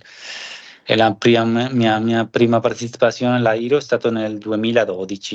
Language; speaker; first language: Italian; non-native, fluent; Spanish